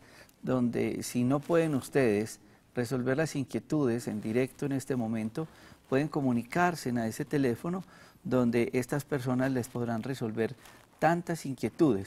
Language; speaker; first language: Spanish; native; Spanish